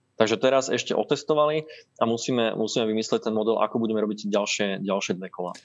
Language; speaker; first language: Slovak; native; Slovak